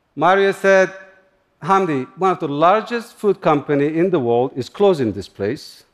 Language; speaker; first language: English; non-native, fluent; Turkish